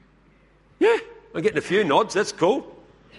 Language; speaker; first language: English; native; English